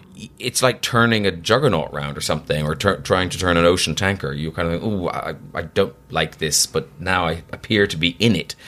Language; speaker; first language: English; native; English